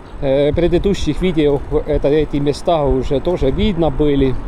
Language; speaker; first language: Russian; non-native, local second language; Estonian